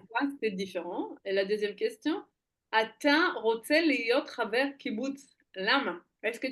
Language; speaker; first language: French; non-native, fluent; Hebrew